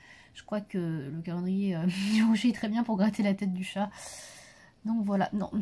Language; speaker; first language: French; native; French